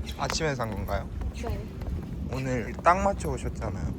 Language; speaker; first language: Korean; native; Korean